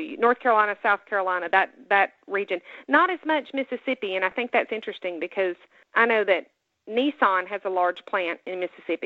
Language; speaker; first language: English; native; English